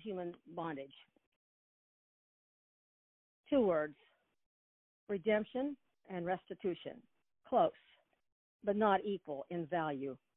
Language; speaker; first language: English; native; English